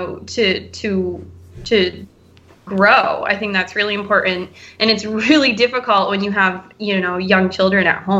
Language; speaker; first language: English; native; English